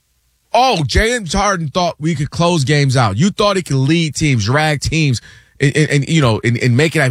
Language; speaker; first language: English; native; English